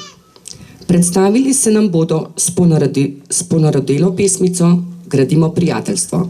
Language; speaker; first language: Slovenian; native; Slovenian